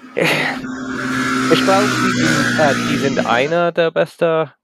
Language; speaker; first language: German; non-native, learner; English